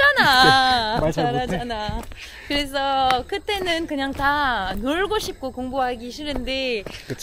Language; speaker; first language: Korean; non-native, fluent; French